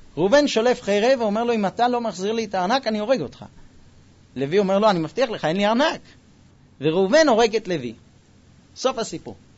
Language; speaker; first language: Hebrew; non-native, fluent; English